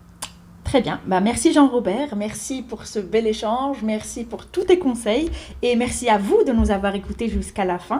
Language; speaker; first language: French; native; French